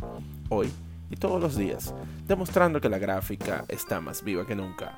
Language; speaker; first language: Spanish; native; Spanish